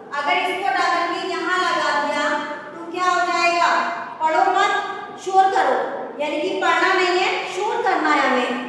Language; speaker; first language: Hindi; native; Hindi